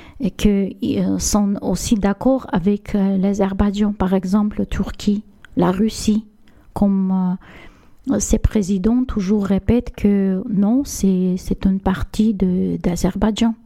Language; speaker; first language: French; non-native, learner; Armenian